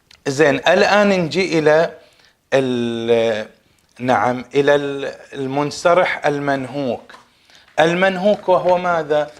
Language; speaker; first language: Arabic; native; Arabic